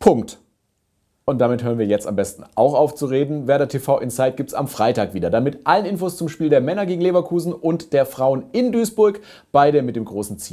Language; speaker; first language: German; native; German